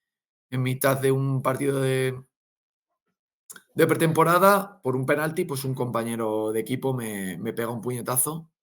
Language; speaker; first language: Spanish; native; Spanish